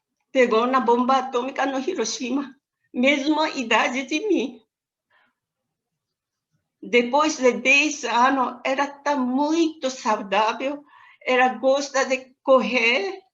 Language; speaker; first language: Portuguese; non-native, learner; Japanese